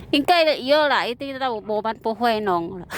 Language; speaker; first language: Chinese; non-native, learner; Filipino